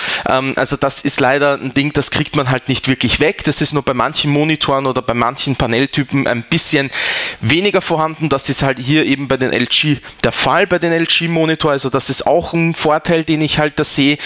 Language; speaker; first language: German; native; German